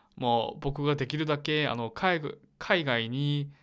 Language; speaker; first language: Japanese; non-native, learner; Korean